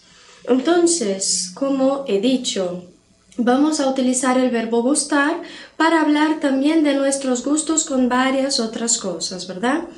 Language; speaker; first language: Spanish; non-native, fluent; Portuguese